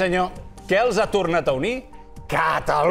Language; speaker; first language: Catalan; native; Catalan